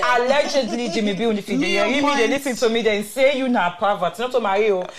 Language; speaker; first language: English; non-native, local second language; Krio